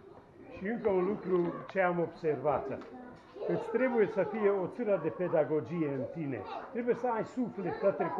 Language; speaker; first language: Romanian; non-native, local second language; Hungarian